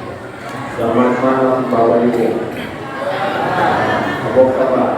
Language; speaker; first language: Indonesian; non-native, learner; Arabic